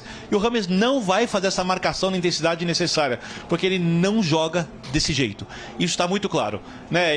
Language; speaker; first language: Portuguese; native; Portuguese